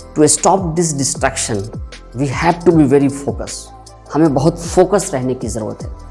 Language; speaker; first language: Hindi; native; Hindi